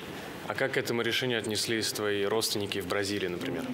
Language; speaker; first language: Russian; native; Russian